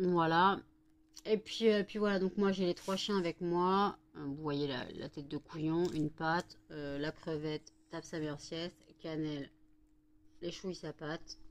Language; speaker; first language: French; native; French